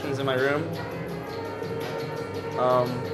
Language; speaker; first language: English; native; English